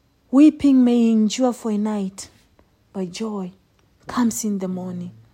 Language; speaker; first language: English; non-native, local second language; Swahili